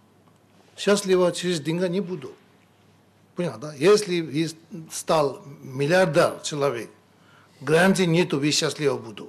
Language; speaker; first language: Russian; non-native, learner; Tibetan